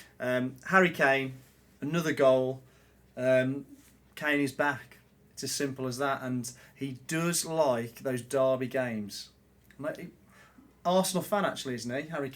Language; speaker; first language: English; native; English